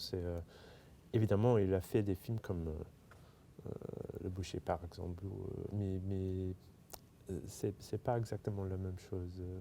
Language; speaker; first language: French; non-native, fluent; English